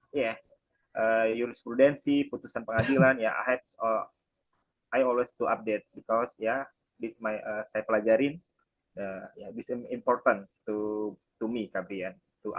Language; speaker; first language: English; non-native, learner; Indonesian